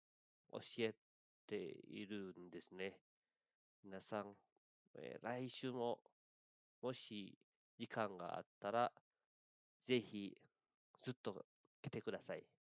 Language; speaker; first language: Japanese; non-native, local second language; Indonesian